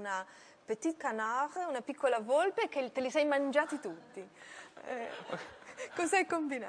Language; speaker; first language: Italian; native; Italian